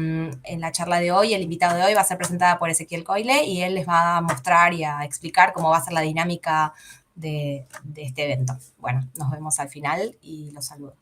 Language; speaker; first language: Spanish; native; Spanish